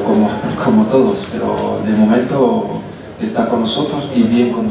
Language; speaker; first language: Spanish; non-native, fluent; French